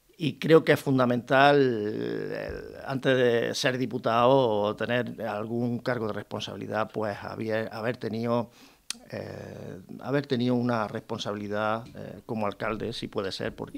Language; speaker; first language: Spanish; native; Spanish